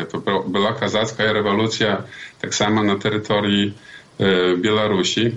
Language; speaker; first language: Polish; non-native, local second language; Belarusian